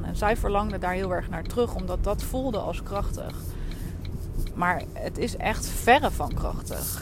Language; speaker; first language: Dutch; native; Dutch